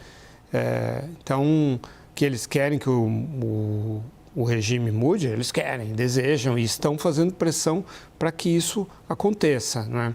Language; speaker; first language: Portuguese; native; Portuguese